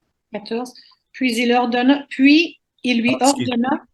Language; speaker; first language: French; native; French